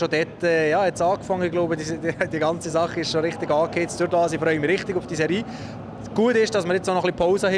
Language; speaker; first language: German; native; German